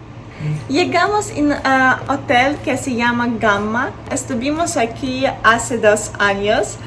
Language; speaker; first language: Spanish; non-native, learner; Russian